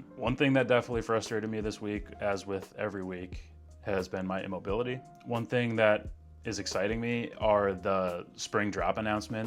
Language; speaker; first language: English; native; English